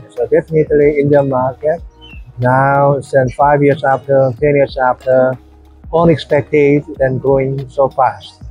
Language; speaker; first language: English; non-native, learner; Korean